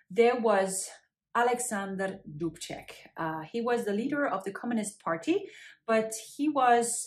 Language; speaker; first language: English; non-native, fluent; Dutch